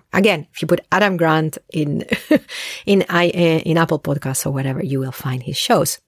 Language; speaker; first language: English; early bilingual, other home language; Spanish